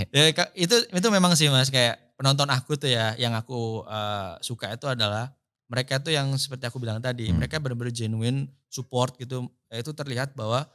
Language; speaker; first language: Indonesian; native; Indonesian